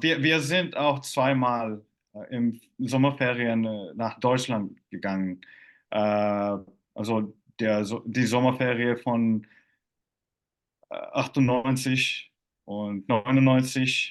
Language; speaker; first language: German; non-native, fluent; Finnish